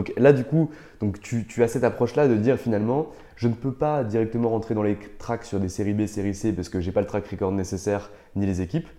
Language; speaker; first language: French; native; French